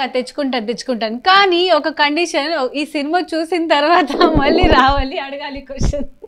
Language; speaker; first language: Telugu; non-native, fluent; Marathi